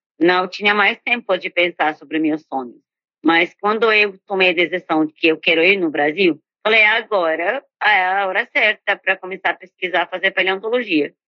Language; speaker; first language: Portuguese; non-native, fluent; Arabic